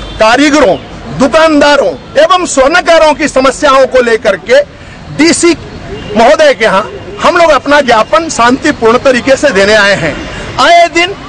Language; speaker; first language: Hindi; native; Hindi